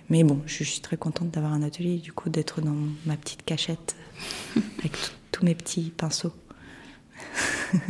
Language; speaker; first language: French; early bilingual, other home language; Russian